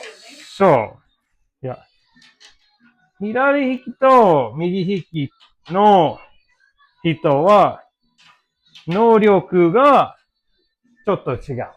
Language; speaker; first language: Japanese; non-native, learner; English